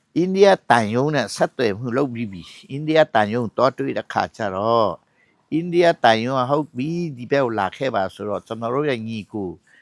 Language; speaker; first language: Burmese; non-native, local second language; Hakha Chin